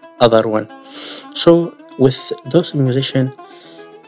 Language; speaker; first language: English; non-native, learner; Arabic